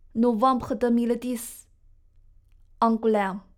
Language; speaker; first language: French; non-native, fluent; Chinese